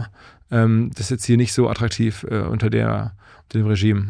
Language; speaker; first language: German; native; German